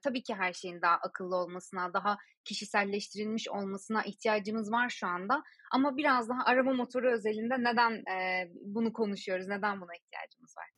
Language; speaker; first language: Turkish; native; Turkish